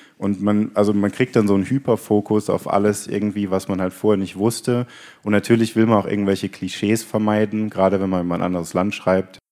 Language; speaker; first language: German; native; German